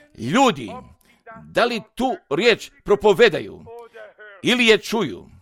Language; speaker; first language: Croatian; non-native, fluent; German